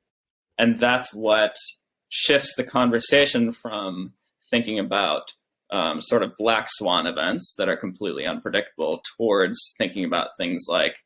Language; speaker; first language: English; native; English